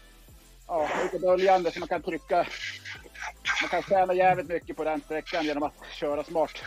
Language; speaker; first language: Swedish; native; Swedish